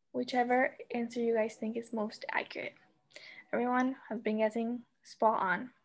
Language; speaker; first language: English; non-native, fluent; Spanish